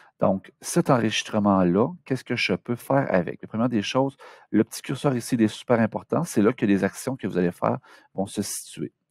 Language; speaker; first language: French; native; French